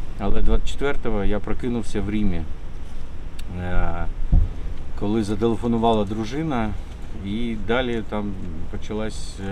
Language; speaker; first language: Ukrainian; non-native, local second language; Russian